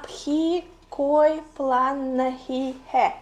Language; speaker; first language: Hindi; non-native, learner; Russian